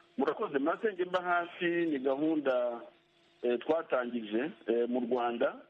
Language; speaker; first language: Kinyarwanda; native; Kinyarwanda